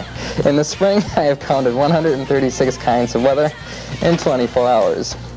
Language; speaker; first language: English; native; English